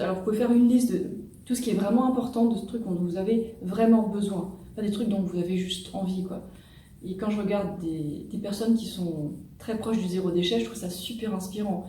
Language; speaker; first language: French; native; French